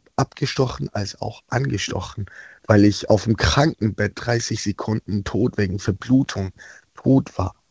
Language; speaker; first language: German; non-native, fluent; Persian